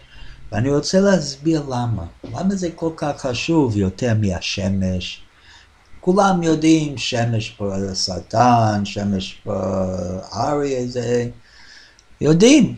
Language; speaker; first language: Hebrew; non-native, fluent; English